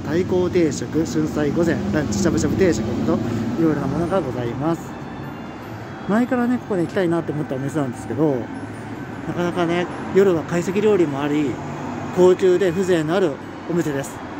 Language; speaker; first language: Japanese; native; Japanese